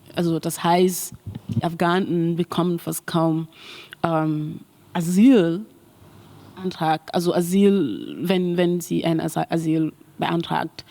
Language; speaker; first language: German; non-native, learner; Mandingo